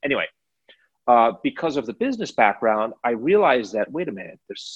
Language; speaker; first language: English; native; English